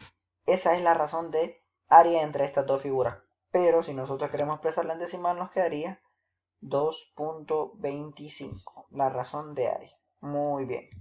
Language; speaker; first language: Spanish; native; Spanish